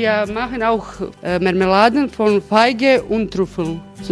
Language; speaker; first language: German; non-native, local second language; Croatian